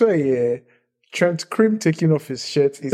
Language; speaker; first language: English; non-native, local second language; Yoruba